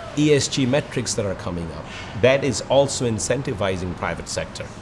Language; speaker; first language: English; non-native, local second language; Bangla